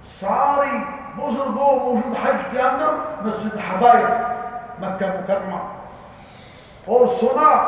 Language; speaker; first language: Urdu; non-native, learner; Arabic